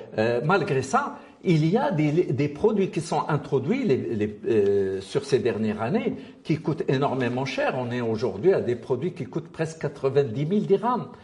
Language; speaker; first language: French; non-native, local second language; Arabic